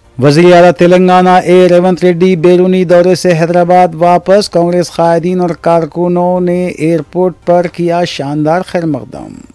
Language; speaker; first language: Urdu; native; Urdu